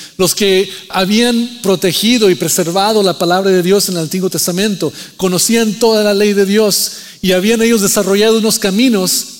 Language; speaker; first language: Spanish; early bilingual, heritage; Spanish